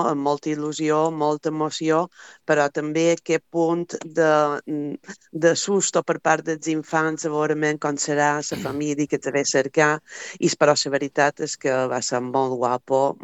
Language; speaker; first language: Catalan; native; Catalan